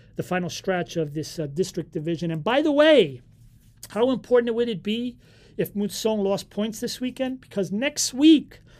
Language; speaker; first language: English; early bilingual, other home language; Portuguese